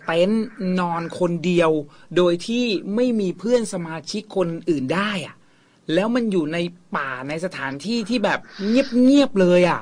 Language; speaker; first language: Thai; native; Thai